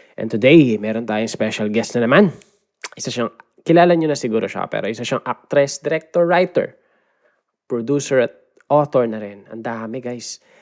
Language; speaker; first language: Filipino; native; Filipino